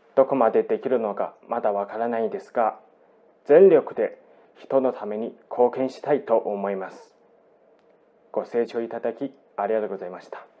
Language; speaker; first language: Japanese; non-native, fluent; Chinese